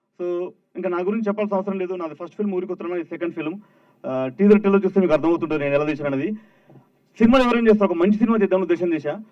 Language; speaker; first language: Telugu; native; Telugu